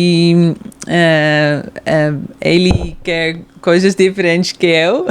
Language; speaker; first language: Portuguese; non-native, fluent; Dutch